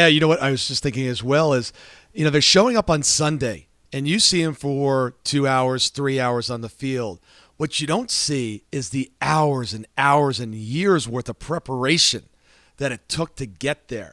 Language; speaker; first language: English; native; English